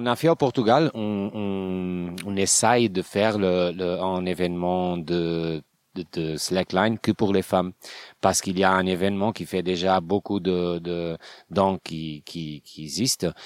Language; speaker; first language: French; non-native, learner; Portuguese